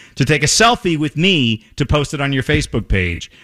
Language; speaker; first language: English; native; English